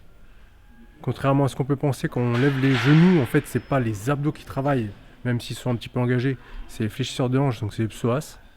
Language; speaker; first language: French; native; French